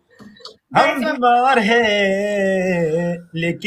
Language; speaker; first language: Hindi; non-native, local second language; Pashto